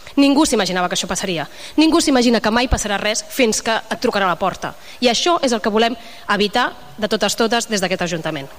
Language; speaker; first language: Catalan; native; Catalan